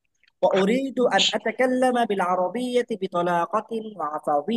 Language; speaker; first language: Arabic; non-native, fluent; Bangla